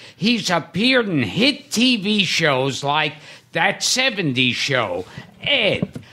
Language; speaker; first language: English; native; English